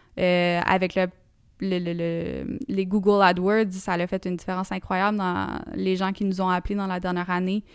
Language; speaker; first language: French; native; French